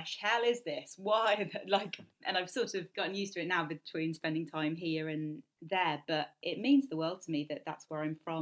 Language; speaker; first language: English; native; English